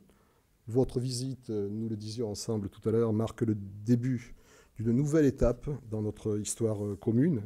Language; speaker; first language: French; native; French